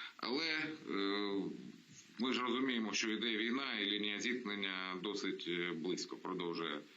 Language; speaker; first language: Ukrainian; non-native, local second language; Russian